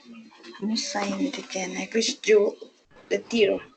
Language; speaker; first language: English; non-native, learner; Spanish